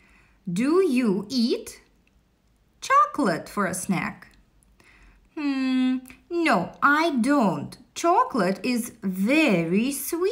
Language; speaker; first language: English; non-native, fluent; Russian